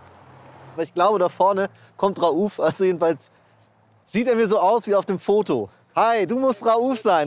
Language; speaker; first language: German; native; German